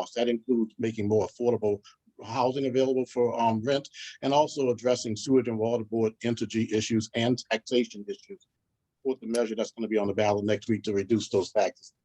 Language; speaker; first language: English; native; English